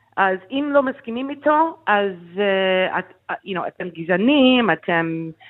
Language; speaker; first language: Hebrew; non-native, fluent; English